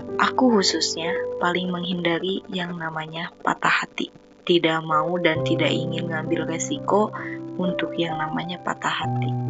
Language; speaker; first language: Indonesian; non-native, local second language; Sundanese